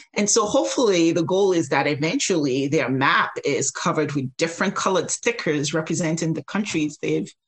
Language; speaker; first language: English; non-native, local second language; Yoruba